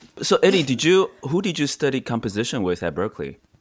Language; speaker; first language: English; non-native, fluent; Chinese